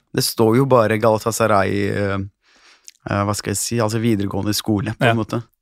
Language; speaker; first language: Norwegian; early bilingual, other home language; Turkish